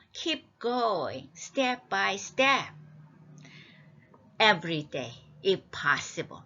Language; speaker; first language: English; non-native, fluent; Korean